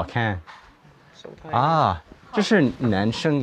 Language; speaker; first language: Chinese; non-native, learner; English